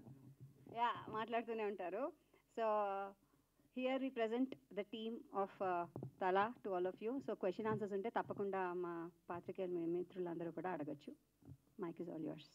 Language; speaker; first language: Telugu; native; Telugu